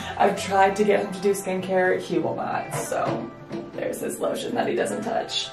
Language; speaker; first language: English; native; English